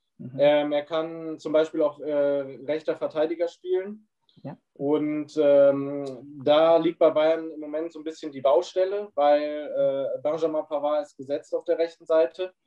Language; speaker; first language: German; native; German